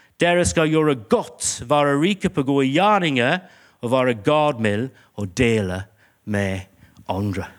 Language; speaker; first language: Norwegian; non-native, fluent; English